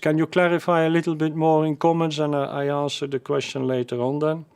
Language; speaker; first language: English; non-native, fluent; Dutch